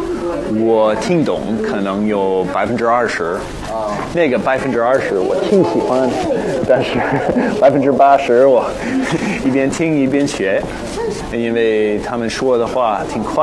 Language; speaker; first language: Chinese; non-native, fluent; English